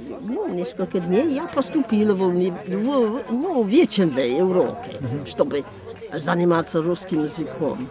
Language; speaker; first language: Russian; non-native, fluent; English